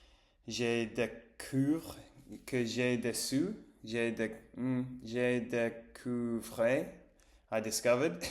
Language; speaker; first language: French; non-native, learner; English